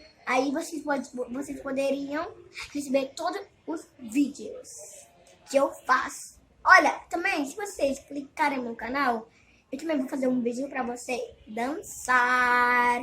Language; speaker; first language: Portuguese; early bilingual, other home language; Haitian Creole